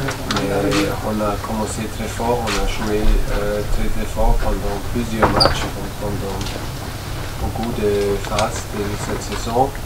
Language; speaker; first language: French; non-native, fluent; German